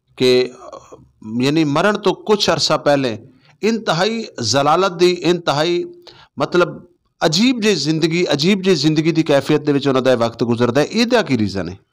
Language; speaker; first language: Punjabi; non-native, local second language; Saraiki